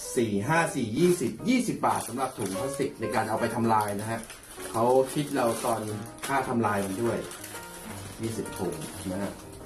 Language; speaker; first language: Thai; native; Thai